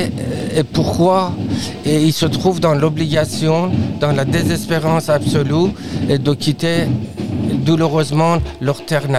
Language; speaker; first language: French; non-native, fluent; Persian